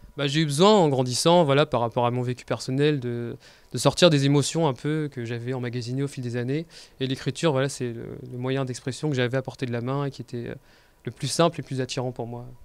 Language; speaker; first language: French; native; French